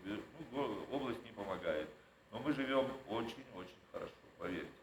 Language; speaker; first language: Russian; native; Russian